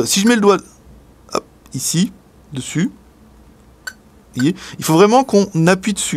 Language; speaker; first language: French; native; French